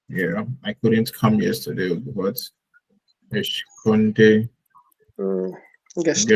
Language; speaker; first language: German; non-native, fluent; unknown